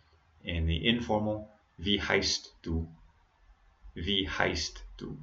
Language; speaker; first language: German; non-native, learner; English